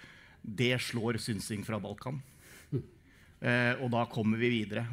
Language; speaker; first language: Norwegian; native; Norwegian